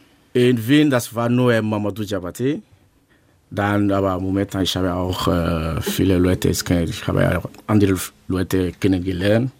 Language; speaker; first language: German; non-native, learner; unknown